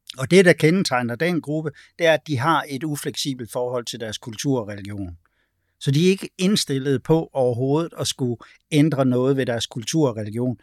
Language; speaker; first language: Danish; native; Danish